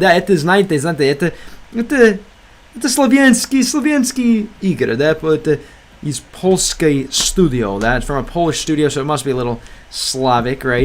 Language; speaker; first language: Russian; non-native, learner; English